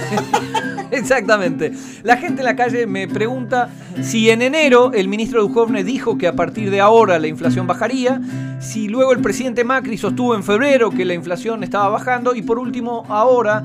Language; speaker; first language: Spanish; native; Spanish